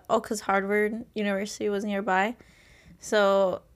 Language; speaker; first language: English; native; English